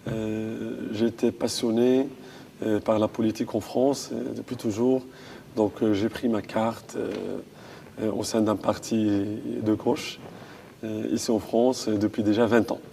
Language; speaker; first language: French; non-native, local second language; Arabic